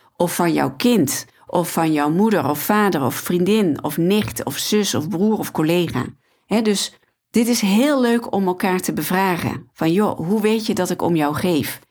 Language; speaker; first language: Dutch; native; Dutch